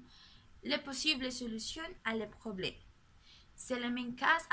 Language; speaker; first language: French; non-native, learner; Spanish